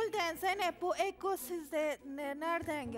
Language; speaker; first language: Turkish; non-native, learner; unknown